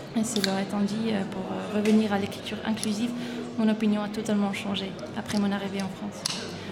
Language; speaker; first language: French; non-native, fluent; Estonian